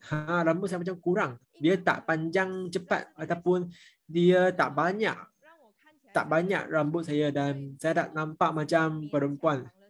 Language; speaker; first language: Malay; non-native, local second language; Chinese